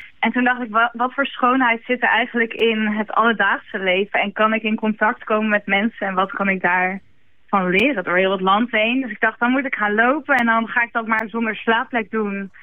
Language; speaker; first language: Dutch; native; Dutch